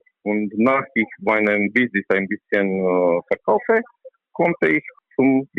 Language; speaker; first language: German; non-native, learner; Romanian